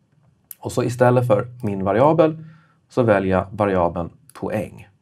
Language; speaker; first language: Swedish; native; Swedish